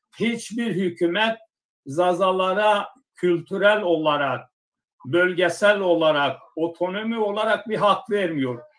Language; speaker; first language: Turkish; non-native, local second language; Zaza